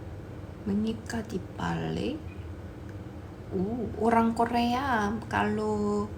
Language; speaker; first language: Indonesian; non-native, fluent; Korean